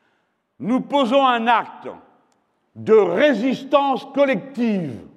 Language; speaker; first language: French; native; French